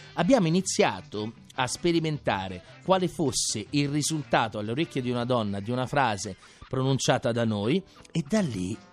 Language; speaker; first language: Italian; native; Italian